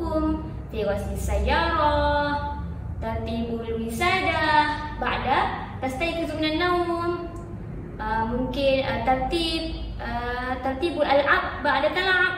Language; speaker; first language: Arabic; non-native, learner; Malay